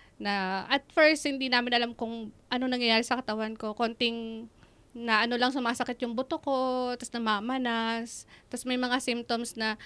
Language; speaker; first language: Filipino; native; Filipino